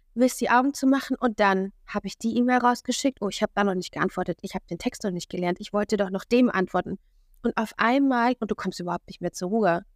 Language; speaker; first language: German; native; German